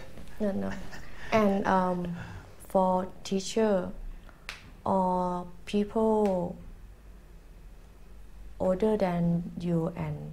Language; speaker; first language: English; non-native, learner; Thai